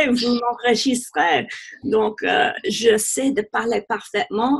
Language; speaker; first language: French; non-native, fluent; English